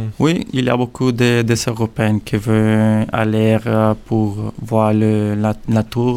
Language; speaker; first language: French; non-native, learner; Spanish